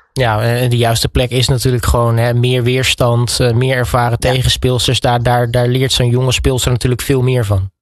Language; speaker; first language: Dutch; native; Dutch